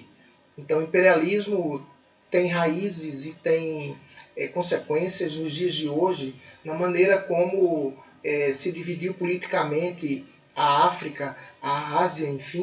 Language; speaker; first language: Portuguese; native; Portuguese